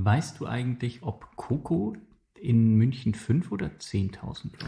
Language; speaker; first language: German; native; German